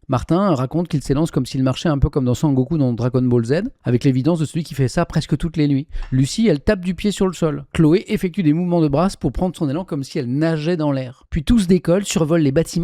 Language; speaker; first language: French; native; French